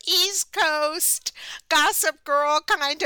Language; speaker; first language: English; native; English